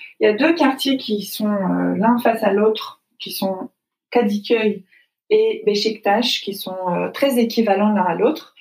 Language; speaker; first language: French; native; French